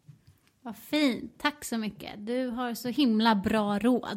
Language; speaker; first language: Swedish; native; Swedish